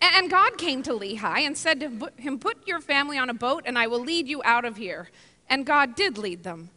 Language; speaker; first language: English; native; English